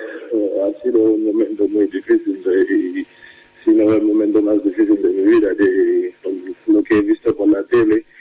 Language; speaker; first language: Spanish; non-native, fluent; Haitian Creole